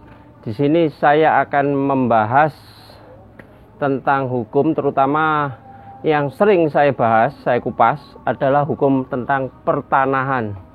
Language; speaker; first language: Indonesian; native; Indonesian